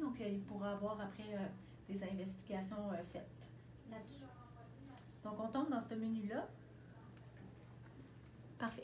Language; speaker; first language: French; native; French